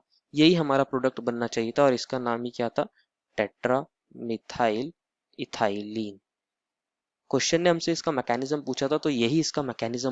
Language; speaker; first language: Hindi; native; Hindi